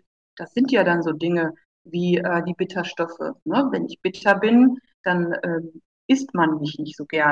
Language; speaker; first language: German; native; German